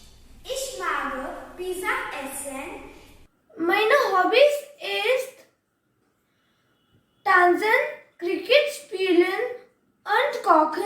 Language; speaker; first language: German; non-native, learner; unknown